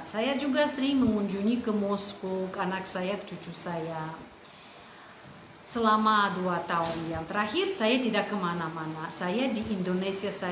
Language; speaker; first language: Indonesian; non-native, fluent; Russian